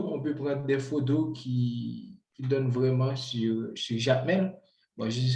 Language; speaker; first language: French; non-native, local second language; Haitian Creole